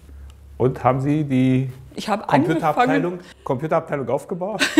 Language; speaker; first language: German; native; German